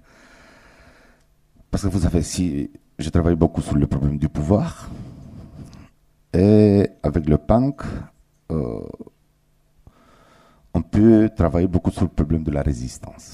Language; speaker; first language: French; non-native, fluent; Romanian